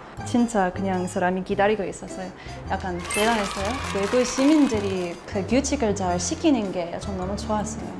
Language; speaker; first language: Korean; non-native, learner; English